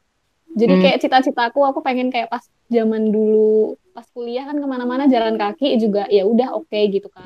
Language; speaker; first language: Indonesian; native; Indonesian